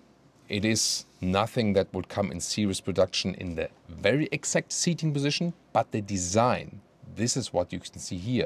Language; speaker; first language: English; non-native, fluent; German